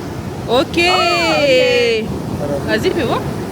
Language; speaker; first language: French; native; French